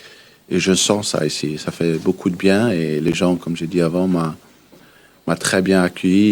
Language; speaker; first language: French; early bilingual, heritage; French